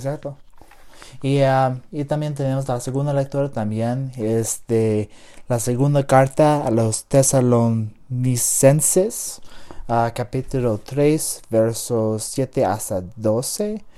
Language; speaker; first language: Spanish; non-native, learner; English